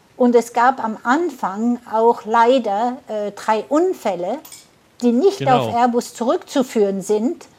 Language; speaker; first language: German; early bilingual, heritage; German